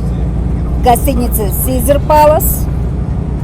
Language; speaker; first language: Russian; non-native, local second language; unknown